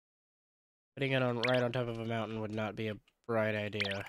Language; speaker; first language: English; native; English